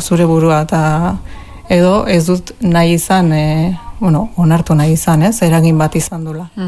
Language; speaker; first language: Basque; early bilingual, heritage; Basque